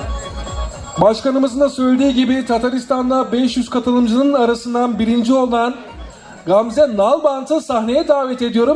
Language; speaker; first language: Turkish; native; Turkish